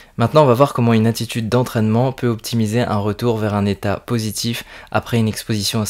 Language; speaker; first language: French; native; French